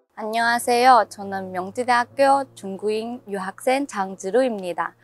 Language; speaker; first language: Korean; non-native, fluent; Chinese